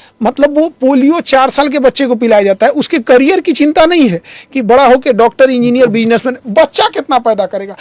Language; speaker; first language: Hindi; native; Hindi